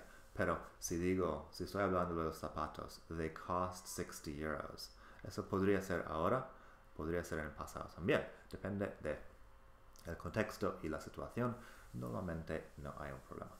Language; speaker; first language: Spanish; non-native, fluent; English